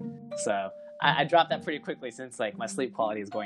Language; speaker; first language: English; native; English